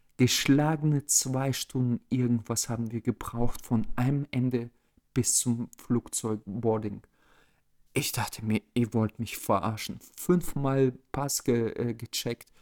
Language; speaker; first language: German; early bilingual, other home language; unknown